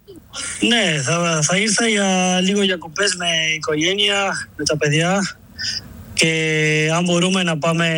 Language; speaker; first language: Greek; non-native, learner; Spanish